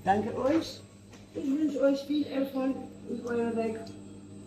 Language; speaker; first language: German; non-native, learner; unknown